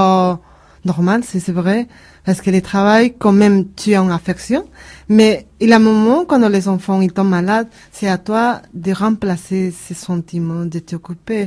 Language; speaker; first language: French; non-native, learner; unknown